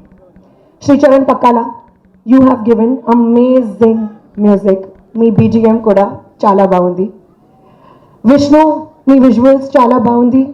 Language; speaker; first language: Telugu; non-native, local second language; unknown